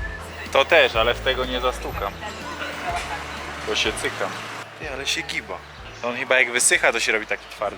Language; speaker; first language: Polish; native; Polish